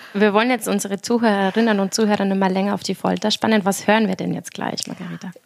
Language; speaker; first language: German; native; German